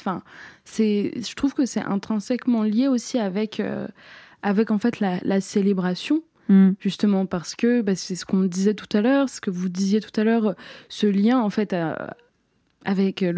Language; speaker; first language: French; early bilingual, other home language; Arabic